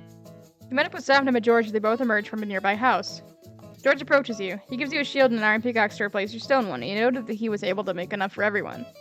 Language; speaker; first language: English; native; English